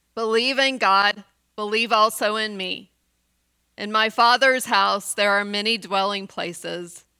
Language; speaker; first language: English; native; English